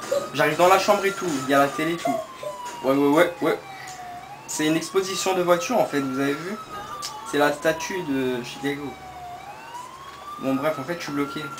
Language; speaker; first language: French; native; French